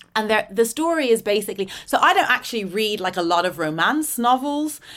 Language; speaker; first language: English; native; English